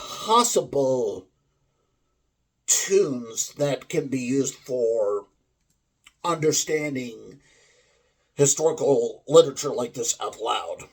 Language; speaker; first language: English; native; English